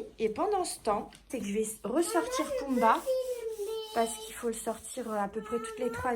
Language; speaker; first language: French; native; French